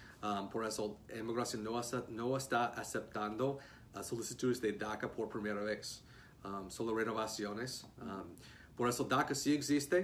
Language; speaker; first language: Spanish; non-native, fluent; English